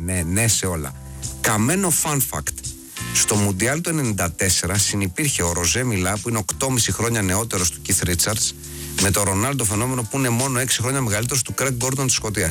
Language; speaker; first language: Greek; native; Greek